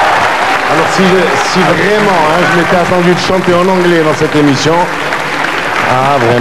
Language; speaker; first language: French; native; French